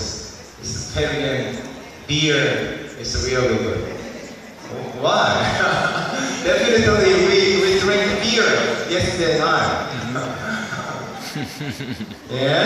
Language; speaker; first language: English; non-native, learner; Korean